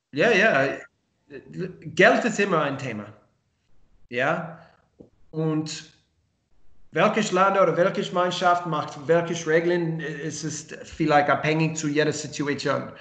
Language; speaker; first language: German; non-native, learner; English